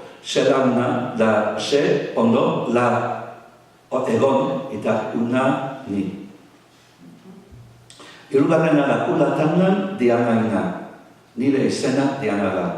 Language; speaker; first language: Basque; non-native, fluent; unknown